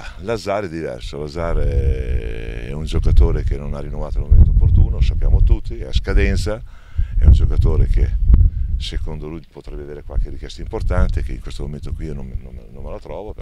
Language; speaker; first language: Italian; native; Italian